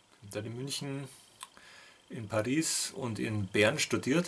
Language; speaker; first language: German; native; German